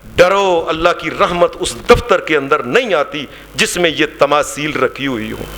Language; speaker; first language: Urdu; non-native, local second language; Punjabi